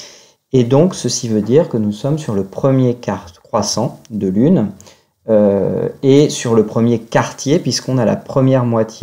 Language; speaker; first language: French; native; French